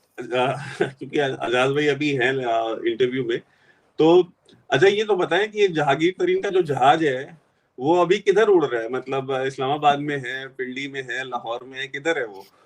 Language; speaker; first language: Hindi; native; Hindi